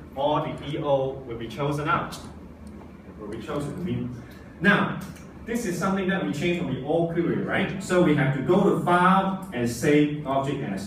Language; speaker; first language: English; non-native, local second language; Chinese